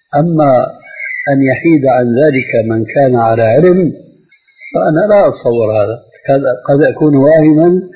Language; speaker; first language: Arabic; early bilingual, other home language; Albanian